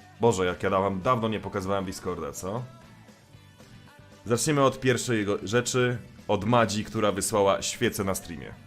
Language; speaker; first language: Polish; native; Polish